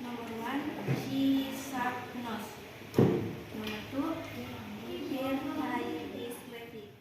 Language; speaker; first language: English; non-native, learner; Indonesian